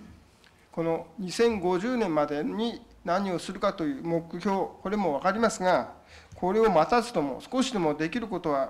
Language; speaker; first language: Japanese; native; Japanese